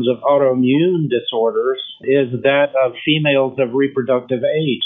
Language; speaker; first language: English; early bilingual, other home language; French